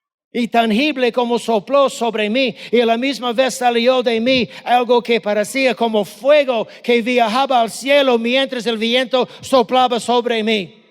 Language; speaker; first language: Spanish; non-native, fluent; English